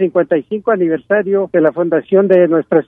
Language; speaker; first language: Spanish; native; Spanish